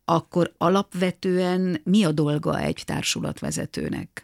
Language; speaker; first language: Hungarian; native; Hungarian